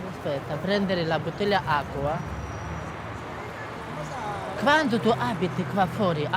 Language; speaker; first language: Italian; non-native, learner; Russian